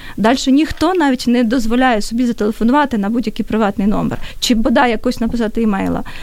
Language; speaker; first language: Ukrainian; native; Ukrainian